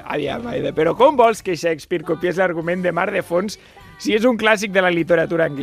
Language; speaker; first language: Catalan; native; Catalan